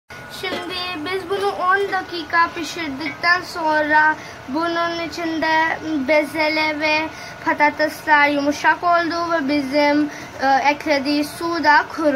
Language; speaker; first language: Turkish; non-native, learner; Urdu